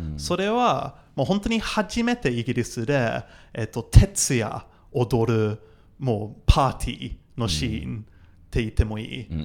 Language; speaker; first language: Japanese; non-native, fluent; English